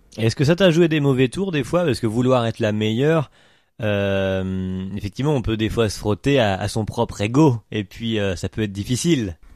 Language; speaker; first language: French; native; French